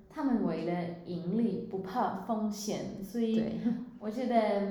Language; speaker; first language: Chinese; non-native, fluent; Swiss German